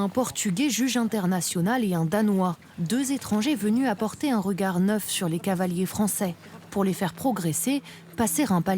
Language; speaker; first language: French; native; French